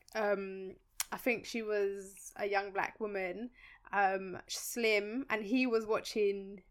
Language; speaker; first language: English; early bilingual, other home language; Spanish